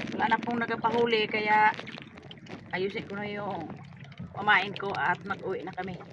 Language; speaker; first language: Filipino; non-native, local second language; Cebuano